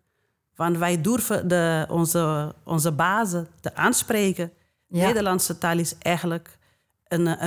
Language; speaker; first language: Dutch; non-native, fluent; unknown